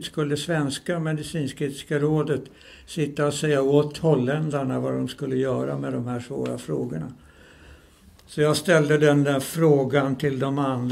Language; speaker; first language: Swedish; native; Swedish